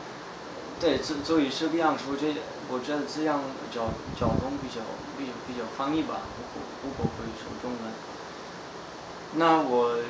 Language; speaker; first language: Chinese; non-native, fluent; Dutch